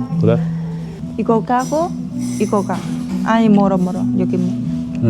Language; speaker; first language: Korean; non-native, learner; Vietnamese